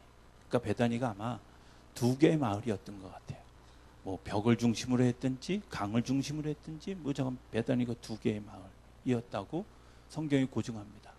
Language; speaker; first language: Korean; native; Korean